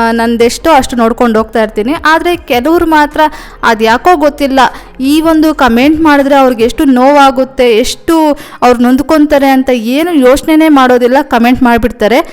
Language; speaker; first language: Kannada; non-native, local second language; Telugu